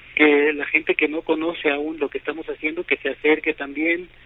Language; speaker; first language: Spanish; non-native, local second language; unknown